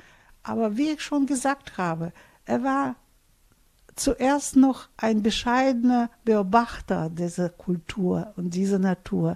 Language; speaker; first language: German; non-native, fluent; Russian